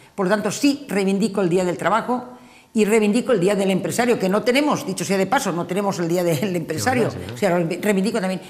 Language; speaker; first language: Spanish; native; Spanish